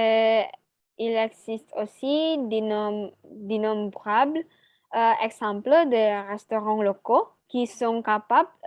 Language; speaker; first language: French; non-native, learner; Indonesian